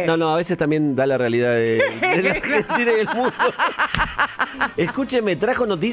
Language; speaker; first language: Spanish; native; Spanish